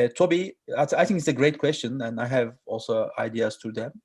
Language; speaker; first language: English; non-native, learner; Turkish